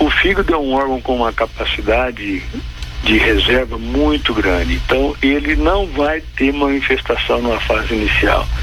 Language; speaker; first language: Portuguese; native; Portuguese